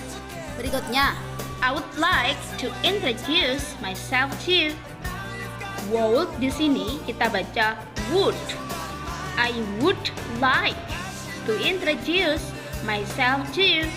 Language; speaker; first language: English; non-native, fluent; Indonesian